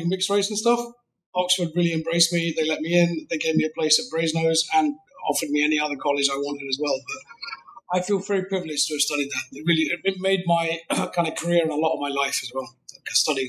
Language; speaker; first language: English; native; English